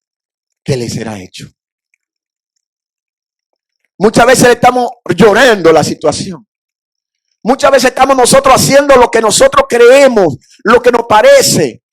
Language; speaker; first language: Spanish; native; Spanish